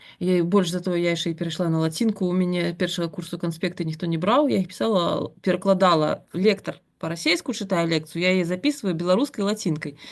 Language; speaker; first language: Belarusian; non-native, local second language; Russian